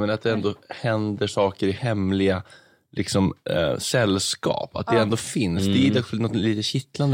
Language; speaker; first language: Swedish; native; Swedish